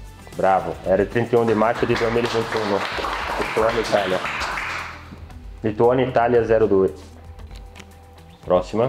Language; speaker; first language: Italian; non-native, fluent; Portuguese